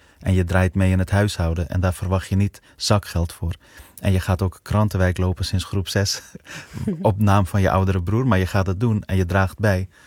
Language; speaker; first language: Dutch; early bilingual, other home language; Persian